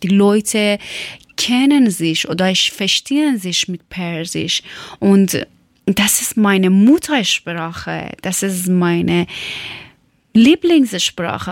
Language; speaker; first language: German; non-native, learner; Persian